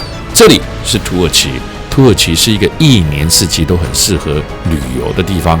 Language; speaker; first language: Chinese; native; Chinese